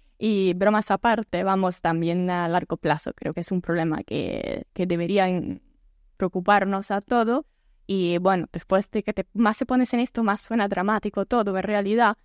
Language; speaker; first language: Spanish; non-native, fluent; Italian